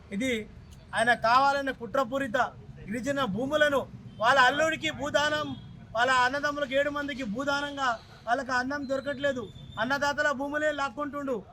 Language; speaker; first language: Telugu; non-native, local second language; Lambadi